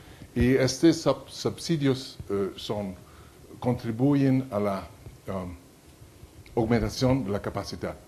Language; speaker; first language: Spanish; non-native, fluent; French